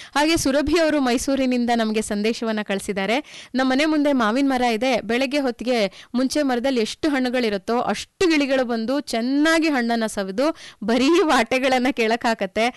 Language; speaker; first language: Kannada; native; Kannada